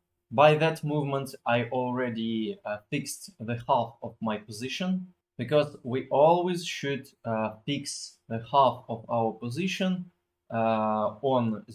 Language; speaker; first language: English; non-native, fluent; Russian